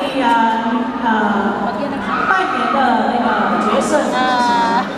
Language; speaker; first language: Chinese; non-native, learner; Filipino